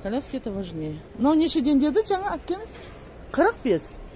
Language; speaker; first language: Russian; non-native, local second language; Kazakh